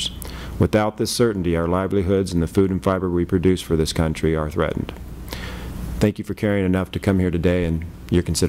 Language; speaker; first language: English; native; English